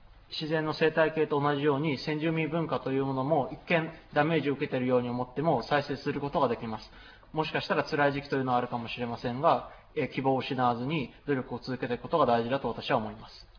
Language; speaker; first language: Japanese; native; Japanese